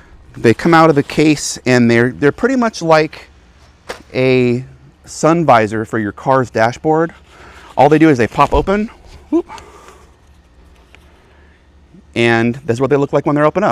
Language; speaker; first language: English; native; English